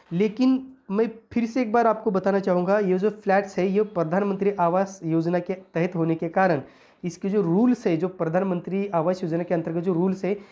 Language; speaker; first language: Hindi; non-native, local second language; Marathi